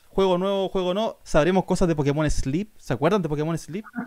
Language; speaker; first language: Spanish; native; Spanish